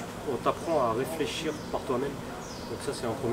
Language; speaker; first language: French; early bilingual, other home language; Min Nan Chinese